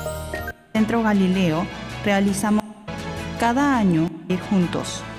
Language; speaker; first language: Spanish; non-native, learner; Korean